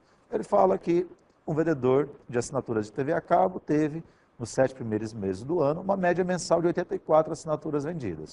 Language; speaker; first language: Portuguese; native; Portuguese